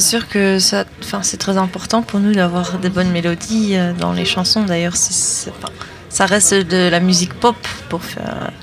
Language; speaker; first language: French; non-native, local second language; Dutch